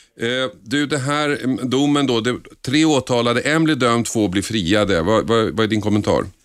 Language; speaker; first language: Swedish; native; Swedish